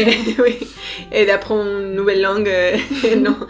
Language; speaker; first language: French; non-native, learner; Spanish